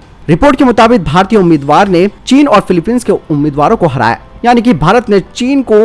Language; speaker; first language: Hindi; native; Hindi